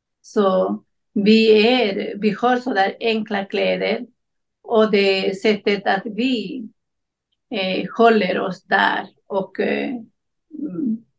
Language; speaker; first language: Swedish; non-native, learner; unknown